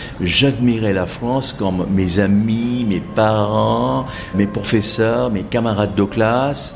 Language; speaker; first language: French; non-native, fluent; Bangla